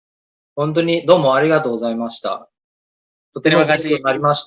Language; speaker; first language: Japanese; non-native, learner; Indonesian